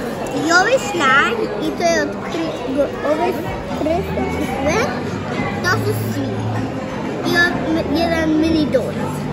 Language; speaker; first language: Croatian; early bilingual, heritage; Croatian